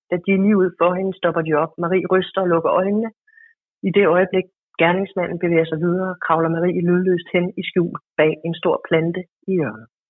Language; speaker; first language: Danish; native; Danish